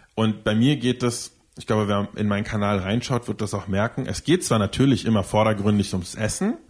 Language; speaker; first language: German; native; German